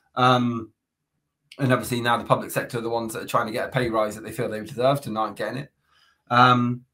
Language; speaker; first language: English; native; English